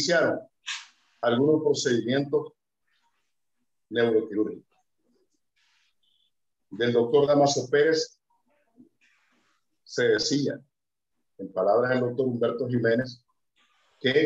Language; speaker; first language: Spanish; native; Spanish